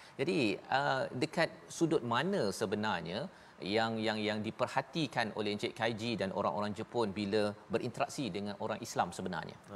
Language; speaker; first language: Malay; native; Malay